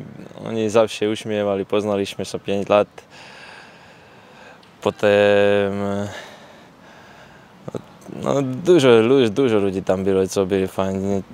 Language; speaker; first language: Polish; non-native, learner; Slovak